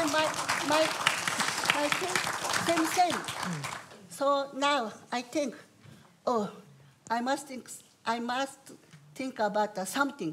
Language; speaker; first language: English; non-native, learner; Japanese